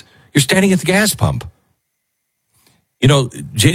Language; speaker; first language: English; native; English